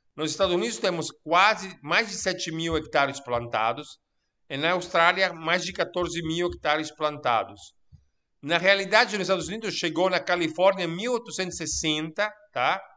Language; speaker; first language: Portuguese; non-native, fluent; Italian